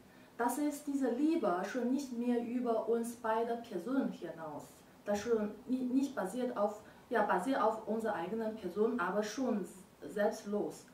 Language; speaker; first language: German; non-native, learner; Chinese